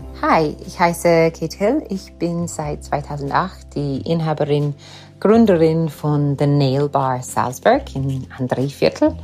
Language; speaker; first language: German; non-native, fluent; English